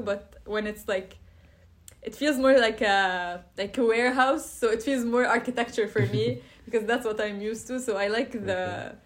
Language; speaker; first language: English; non-native, fluent; Arabic